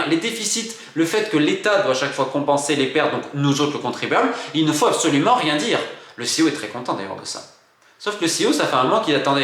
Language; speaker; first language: French; native; French